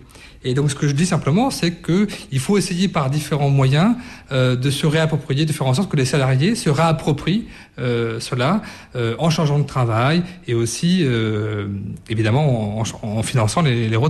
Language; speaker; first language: French; native; French